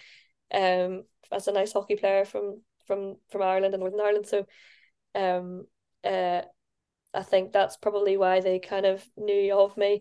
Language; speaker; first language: English; native; English